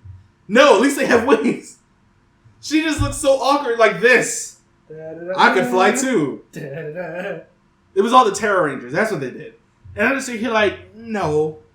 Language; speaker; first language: English; native; English